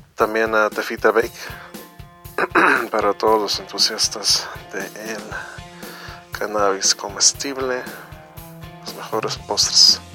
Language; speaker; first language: Spanish; native; Spanish